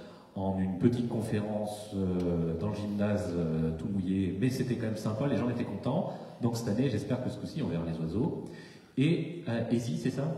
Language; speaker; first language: French; native; French